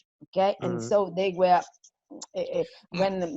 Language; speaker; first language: English; non-native, fluent; Italian